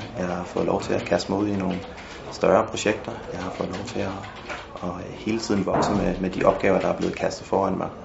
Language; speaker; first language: Danish; native; Danish